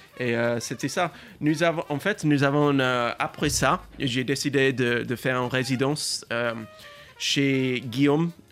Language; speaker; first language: French; non-native, learner; English